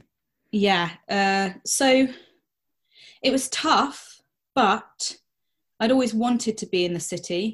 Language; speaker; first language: English; native; English